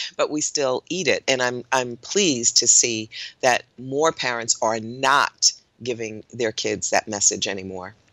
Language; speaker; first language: English; native; English